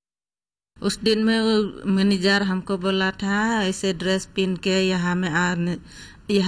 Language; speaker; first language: Hindi; non-native, local second language; Khasi